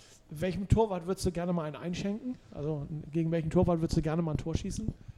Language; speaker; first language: German; native; German